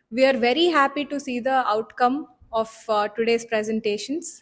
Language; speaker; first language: English; non-native, local second language; Telugu